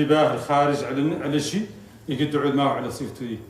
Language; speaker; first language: Arabic; native; Arabic